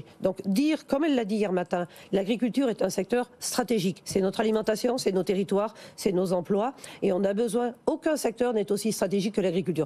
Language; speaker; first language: French; native; French